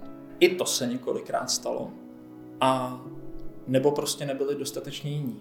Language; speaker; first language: Czech; native; Czech